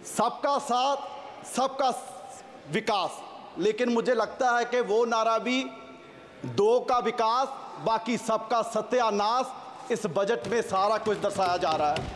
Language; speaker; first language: Hindi; native; Hindi